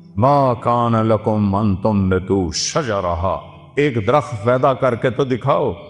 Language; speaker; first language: Urdu; non-native, local second language; Punjabi